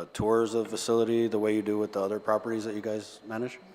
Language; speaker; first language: English; early bilingual, other home language; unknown